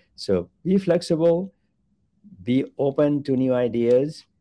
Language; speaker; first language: English; non-native, local second language; Bangla